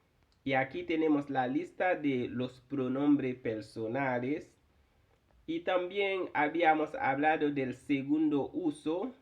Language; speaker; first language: Spanish; non-native, fluent; Haitian Creole